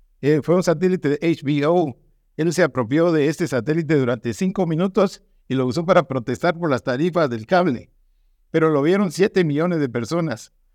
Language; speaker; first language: Spanish; native; Spanish